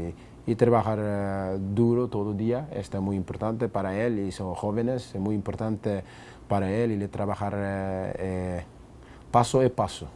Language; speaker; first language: Spanish; non-native, learner; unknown